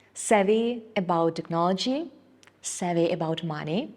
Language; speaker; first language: English; non-native, fluent; Ukrainian